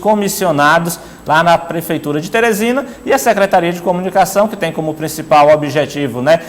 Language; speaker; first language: Portuguese; native; Portuguese